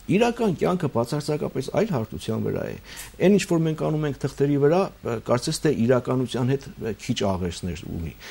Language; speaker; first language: Armenian; native; Armenian